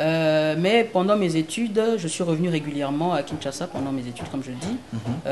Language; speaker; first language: French; non-native, local second language; Lingala